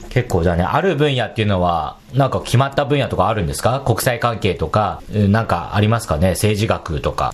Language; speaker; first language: Japanese; non-native, fluent; Chinese